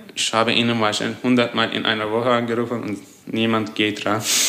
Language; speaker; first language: German; non-native, fluent; Turkish